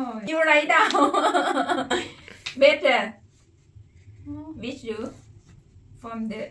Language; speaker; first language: English; non-native, learner; Thai